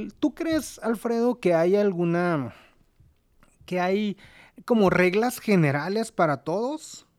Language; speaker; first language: Spanish; native; Spanish